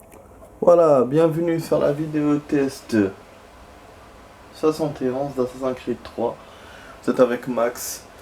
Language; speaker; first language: French; native; French